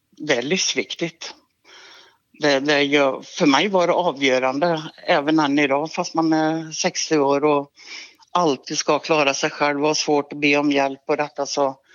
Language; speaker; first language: Swedish; native; Swedish